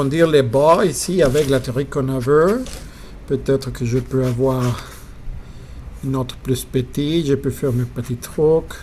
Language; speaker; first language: French; non-native, fluent; Spanish